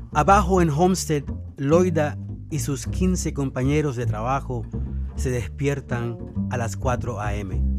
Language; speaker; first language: Spanish; early bilingual, heritage; Spanish